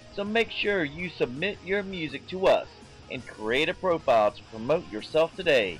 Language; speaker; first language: English; native; English